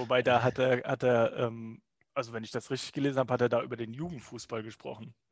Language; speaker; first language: German; native; German